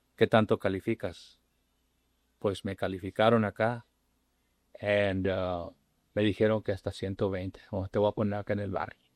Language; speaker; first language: Spanish; early bilingual, heritage; Spanish